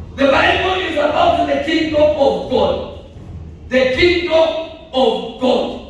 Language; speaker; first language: English; non-native, local second language; Swahili